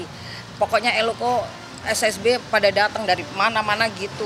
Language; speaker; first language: Indonesian; native; Indonesian